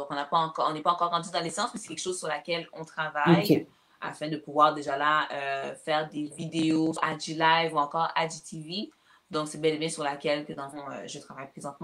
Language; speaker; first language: French; native; French